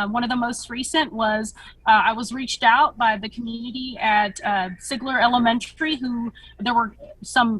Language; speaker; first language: English; early bilingual, other home language; Spanish